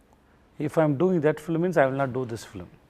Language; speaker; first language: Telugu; non-native, learner; Tamil